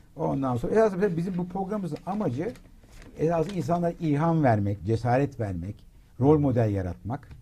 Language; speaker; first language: Turkish; early bilingual, heritage; Turkish